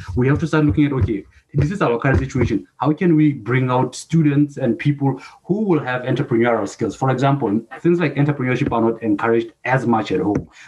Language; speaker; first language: English; non-native, local second language; Southern Sotho